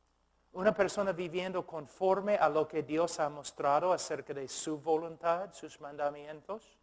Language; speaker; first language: Spanish; non-native, fluent; English